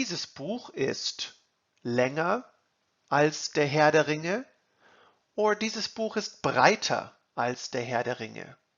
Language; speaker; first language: German; non-native, fluent; English